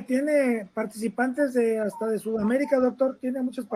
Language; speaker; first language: Spanish; native; Spanish